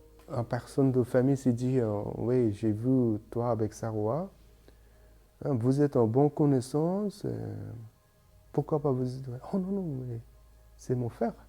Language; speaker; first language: French; non-native, learner; Bangla